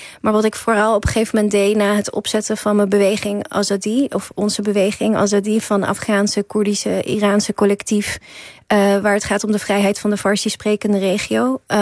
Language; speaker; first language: Dutch; early bilingual, other home language; Persian